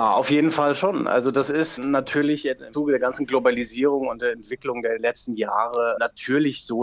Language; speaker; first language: German; native; German